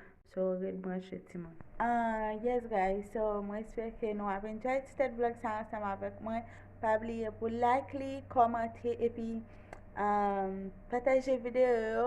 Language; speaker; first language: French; non-native, local second language; Haitian Creole